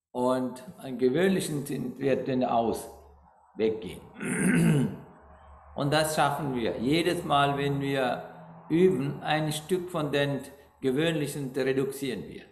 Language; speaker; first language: German; non-native, learner; Sinhala